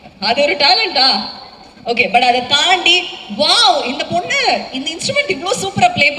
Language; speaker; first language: Tamil; native; Tamil